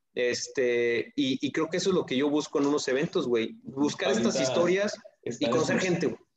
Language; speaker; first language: Spanish; native; Spanish